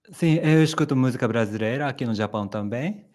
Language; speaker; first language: Portuguese; non-native, fluent; Japanese